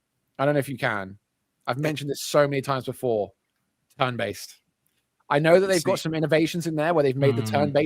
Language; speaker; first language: English; native; English